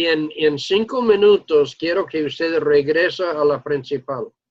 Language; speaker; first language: Spanish; non-native, fluent; English